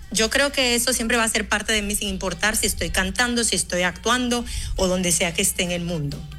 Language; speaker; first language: Spanish; early bilingual, other home language; Haitian Creole